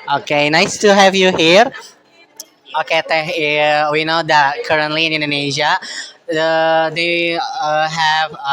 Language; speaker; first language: English; non-native, learner; Indonesian